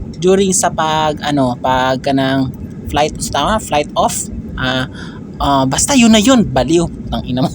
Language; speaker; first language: Filipino; non-native, local second language; Cebuano